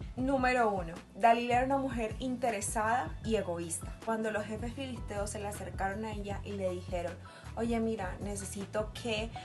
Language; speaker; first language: Spanish; native; Spanish